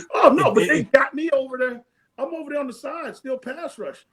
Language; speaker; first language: English; native; English